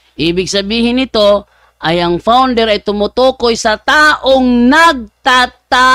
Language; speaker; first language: Filipino; native; Filipino